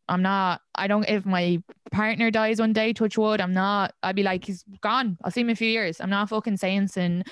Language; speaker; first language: English; native; English